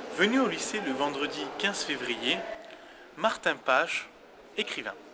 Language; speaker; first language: French; native; French